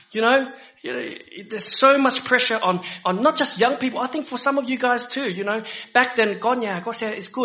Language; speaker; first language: English; early bilingual, other home language; Vietnamese